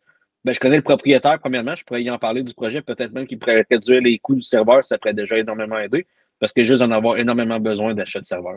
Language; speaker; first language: French; native; French